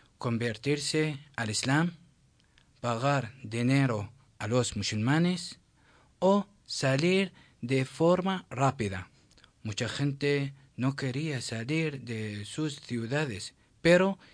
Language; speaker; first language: Spanish; non-native, learner; Assyrian Neo-Aramaic